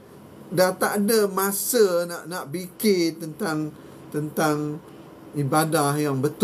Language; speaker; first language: Malay; native; Malay